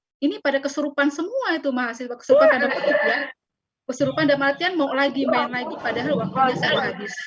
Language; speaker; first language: Indonesian; native; Indonesian